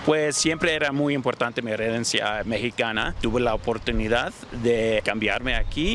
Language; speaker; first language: Spanish; early bilingual, heritage; Spanish